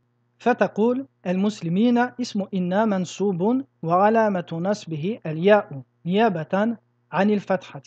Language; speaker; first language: Arabic; non-native, fluent; French